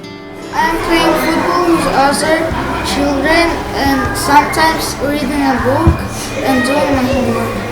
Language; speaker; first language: English; non-native, learner; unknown